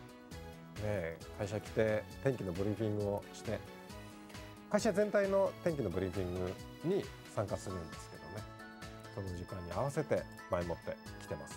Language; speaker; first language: Japanese; native; Japanese